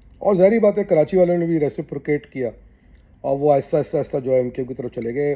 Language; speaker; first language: Urdu; native; Urdu